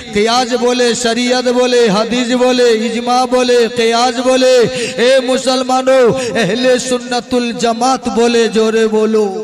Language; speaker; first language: Bangla; non-native, local second language; Urdu